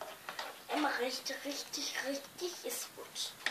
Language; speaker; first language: German; non-native, learner; Tatar